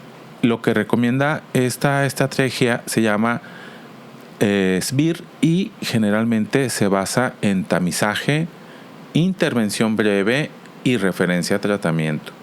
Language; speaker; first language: Spanish; native; Spanish